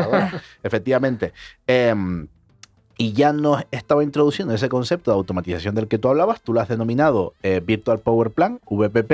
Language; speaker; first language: Spanish; native; Spanish